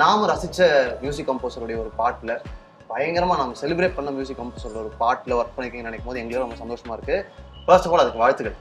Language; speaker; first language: Tamil; native; Tamil